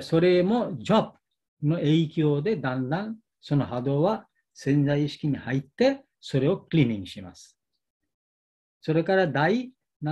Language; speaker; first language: Japanese; non-native, learner; Bangla